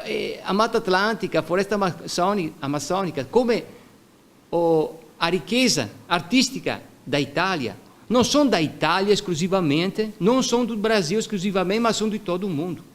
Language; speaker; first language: Portuguese; non-native, fluent; Italian